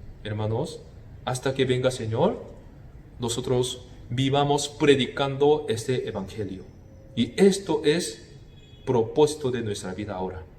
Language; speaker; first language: Spanish; non-native, fluent; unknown